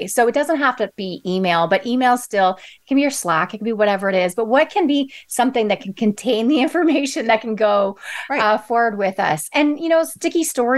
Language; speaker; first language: English; native; English